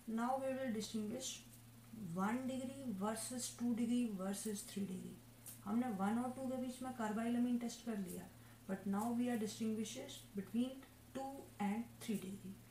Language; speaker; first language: Hindi; native; Hindi